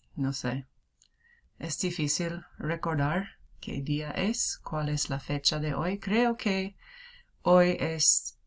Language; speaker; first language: Spanish; non-native, fluent; English